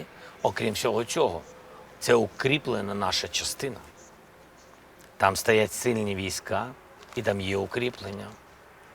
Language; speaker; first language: Ukrainian; non-native, local second language; Russian